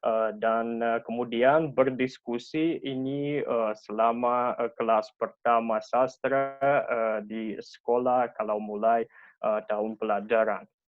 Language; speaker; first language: Indonesian; non-native, learner; Russian